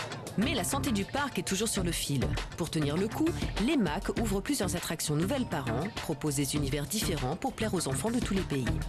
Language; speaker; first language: French; native; French